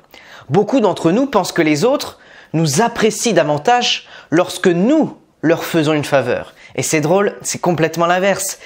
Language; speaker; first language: French; native; French